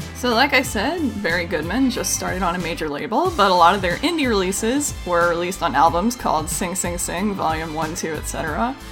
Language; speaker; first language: English; native; English